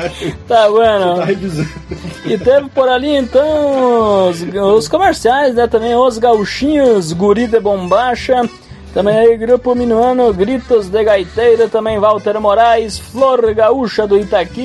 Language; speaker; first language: Portuguese; native; Portuguese